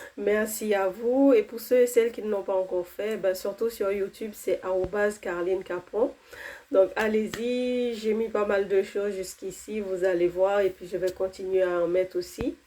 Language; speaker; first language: French; non-native, local second language; Haitian Creole